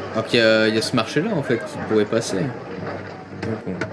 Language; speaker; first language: French; native; French